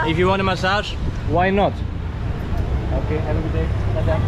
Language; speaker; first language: English; non-native, fluent; German